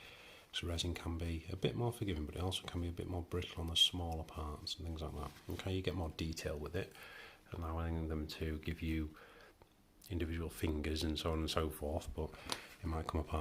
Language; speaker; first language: English; native; English